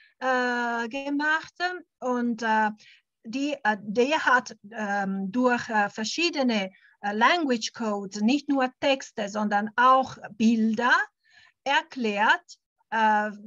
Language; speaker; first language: German; non-native, fluent; Italian